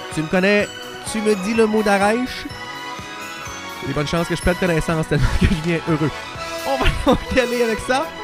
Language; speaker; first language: French; native; French